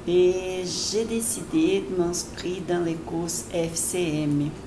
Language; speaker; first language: French; non-native, learner; Portuguese